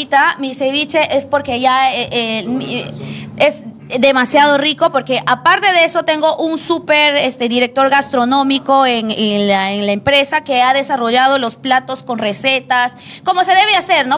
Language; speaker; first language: Spanish; native; Spanish